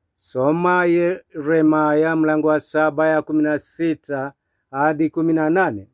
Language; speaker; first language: Swahili; non-native, local second language; Kikuyu